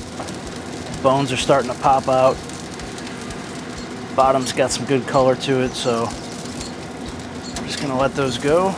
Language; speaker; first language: English; native; English